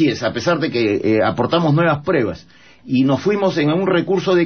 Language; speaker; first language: Spanish; native; Spanish